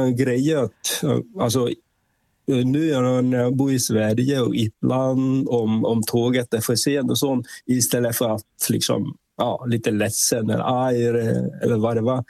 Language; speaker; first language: Swedish; non-native, fluent; Vietnamese